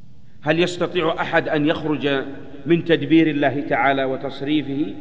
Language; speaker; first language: Arabic; native; Arabic